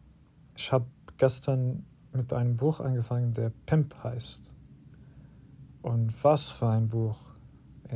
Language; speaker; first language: German; non-native, fluent; Arabic